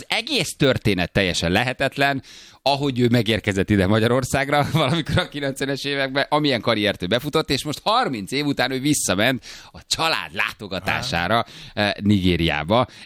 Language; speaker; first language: Hungarian; native; Hungarian